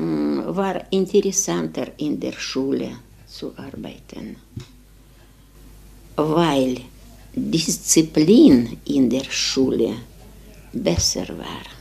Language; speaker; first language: German; non-native, fluent; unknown